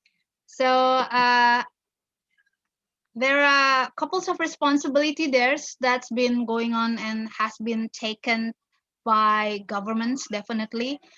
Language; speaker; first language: English; non-native, fluent; Indonesian